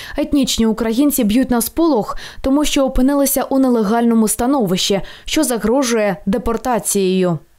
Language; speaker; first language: Ukrainian; native; Ukrainian